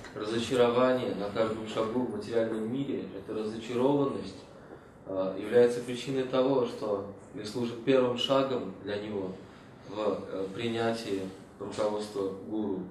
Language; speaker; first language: Russian; native; Russian